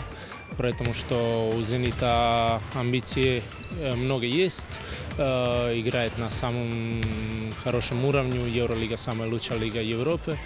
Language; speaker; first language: Russian; non-native, fluent; Lithuanian